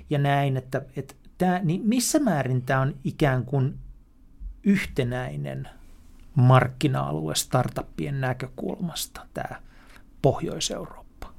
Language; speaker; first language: Finnish; native; Finnish